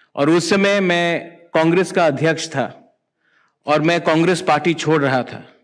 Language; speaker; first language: Hindi; non-native, local second language; Kok Borok